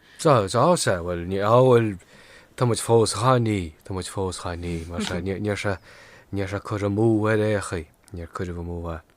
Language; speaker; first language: Irish; non-native, local second language; English